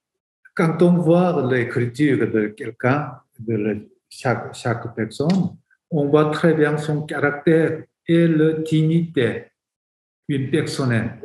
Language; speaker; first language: French; non-native, fluent; Korean